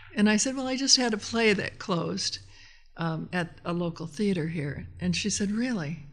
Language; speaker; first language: English; native; English